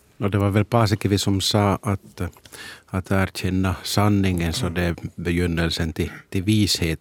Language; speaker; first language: Swedish; native; Swedish